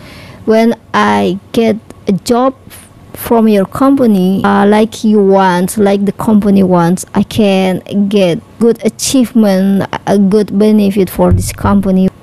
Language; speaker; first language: English; non-native, learner; Indonesian